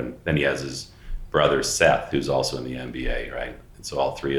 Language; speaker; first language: English; native; English